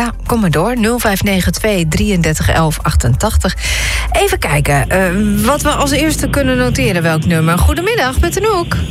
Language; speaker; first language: Dutch; native; Dutch